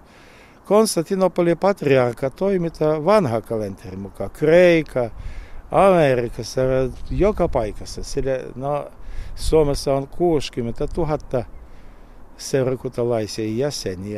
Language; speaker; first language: Finnish; non-native, learner; Russian